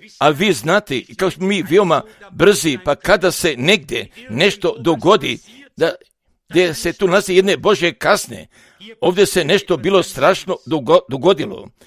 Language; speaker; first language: Croatian; non-native, fluent; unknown